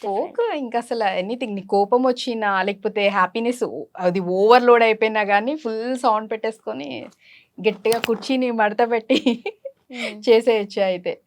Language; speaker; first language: Telugu; native; Telugu